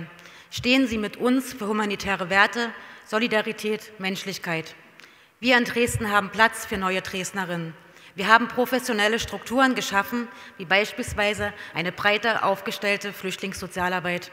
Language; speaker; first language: German; native; German